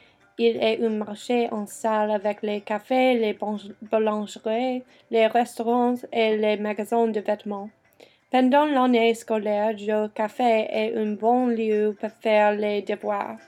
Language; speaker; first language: French; non-native, learner; English